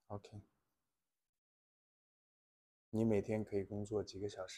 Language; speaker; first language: Chinese; native; Chinese